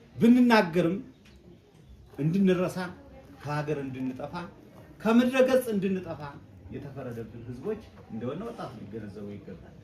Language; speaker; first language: Amharic; native; Amharic